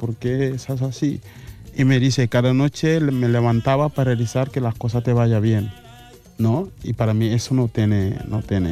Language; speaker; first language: Spanish; non-native, fluent; Wolof